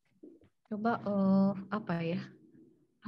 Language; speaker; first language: Indonesian; native; Indonesian